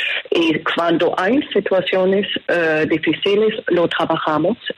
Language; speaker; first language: Spanish; non-native, fluent; German